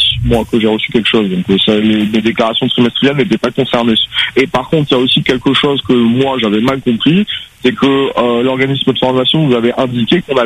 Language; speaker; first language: French; native; French